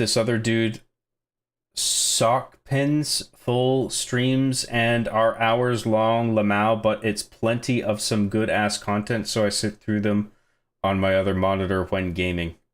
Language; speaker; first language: English; native; English